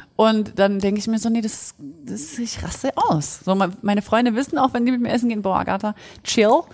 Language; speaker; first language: German; early bilingual, other home language; Polish